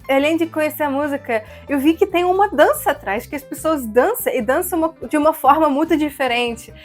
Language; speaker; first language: Portuguese; non-native, fluent; Russian